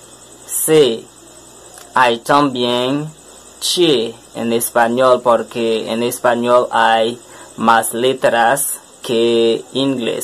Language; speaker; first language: Spanish; non-native, learner; French